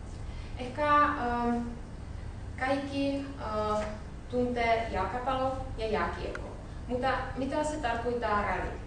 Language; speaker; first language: Finnish; non-native, learner; Czech